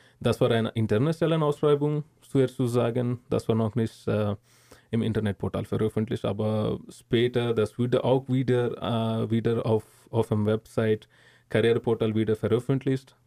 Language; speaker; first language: German; non-native, learner; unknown